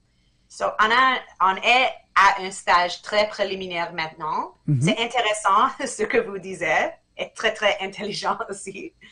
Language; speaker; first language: French; non-native, fluent; English